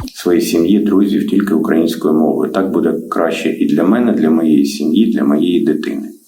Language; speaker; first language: Ukrainian; non-native, local second language; Russian